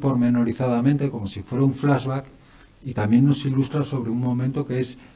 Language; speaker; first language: Spanish; native; Spanish